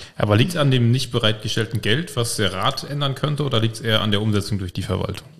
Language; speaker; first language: German; native; German